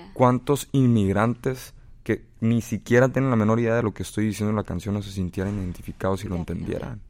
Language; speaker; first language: Spanish; native; Spanish